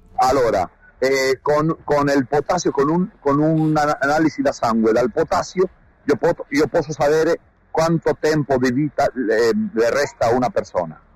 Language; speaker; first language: Italian; non-native, learner; Spanish